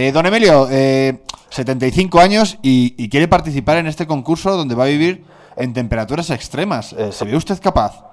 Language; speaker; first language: Spanish; native; Spanish